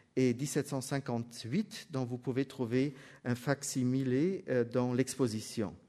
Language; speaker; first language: French; non-native, fluent; German